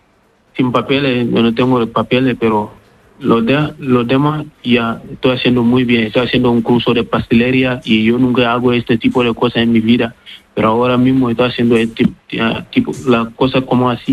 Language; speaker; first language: Spanish; non-native, learner; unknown